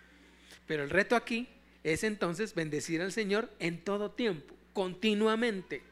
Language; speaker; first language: Spanish; native; Spanish